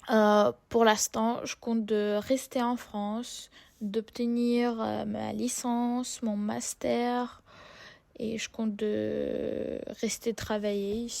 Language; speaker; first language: French; non-native, fluent; Russian